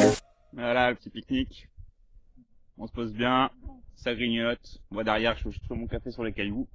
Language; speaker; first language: French; native; French